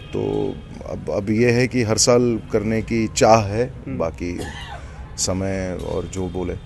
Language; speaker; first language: Hindi; native; Hindi